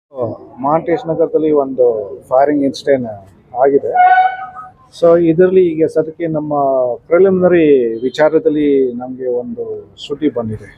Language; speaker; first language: Kannada; non-native, local second language; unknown